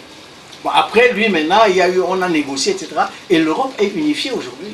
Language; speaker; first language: French; non-native, local second language; Duala